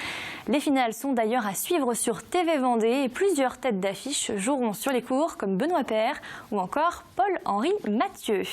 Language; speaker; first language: French; native; French